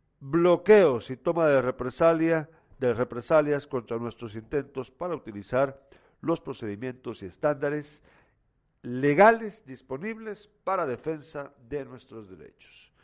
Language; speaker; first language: Spanish; native; Spanish